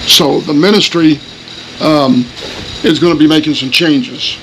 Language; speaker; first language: English; native; English